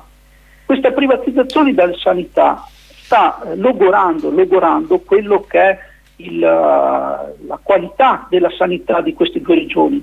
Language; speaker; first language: Italian; native; Italian